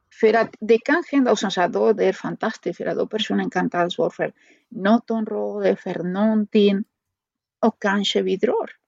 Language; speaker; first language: Swedish; non-native, fluent; Spanish